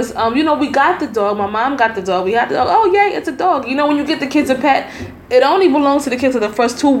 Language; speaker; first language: English; native; English